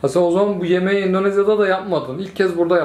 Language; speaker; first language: Turkish; native; Turkish